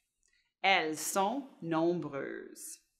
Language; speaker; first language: French; non-native, fluent; English